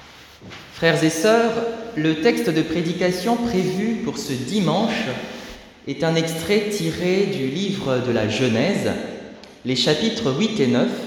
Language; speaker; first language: French; native; French